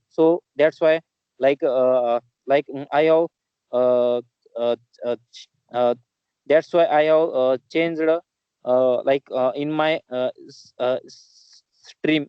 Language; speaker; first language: English; non-native, learner; Marathi